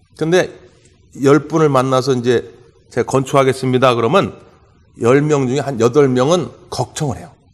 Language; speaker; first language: Korean; native; Korean